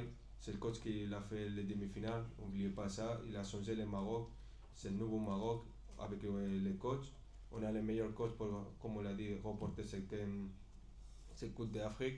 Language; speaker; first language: French; non-native, fluent; Spanish